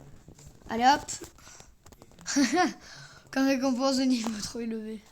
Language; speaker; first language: French; native; French